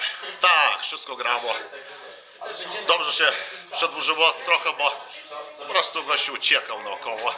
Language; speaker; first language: Polish; non-native, fluent; Lithuanian